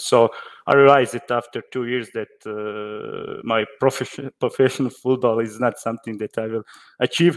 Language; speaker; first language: English; non-native, learner; Croatian